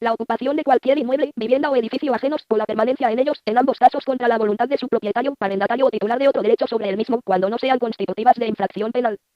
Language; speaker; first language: Spanish; native; Spanish